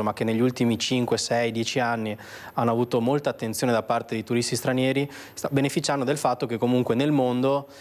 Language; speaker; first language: Italian; native; Italian